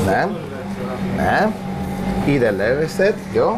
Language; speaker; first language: Hungarian; non-native, learner; Italian